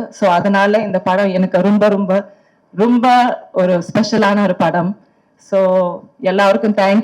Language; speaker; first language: Tamil; non-native, local second language; Malayalam